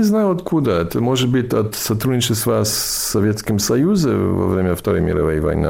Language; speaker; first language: Russian; non-native, fluent; English